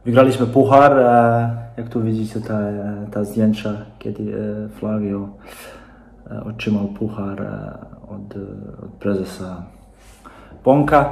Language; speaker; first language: Polish; non-native, learner; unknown